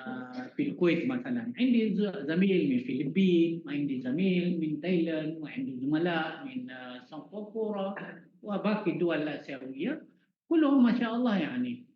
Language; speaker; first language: Arabic; non-native, fluent; Malay